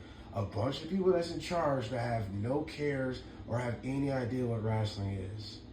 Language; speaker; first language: English; native; English